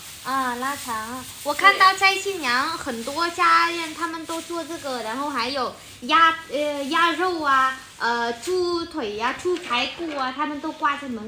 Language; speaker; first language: Chinese; non-native, fluent; Vietnamese